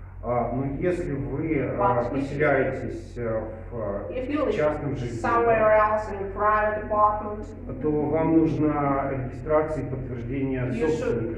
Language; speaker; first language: Russian; native; Russian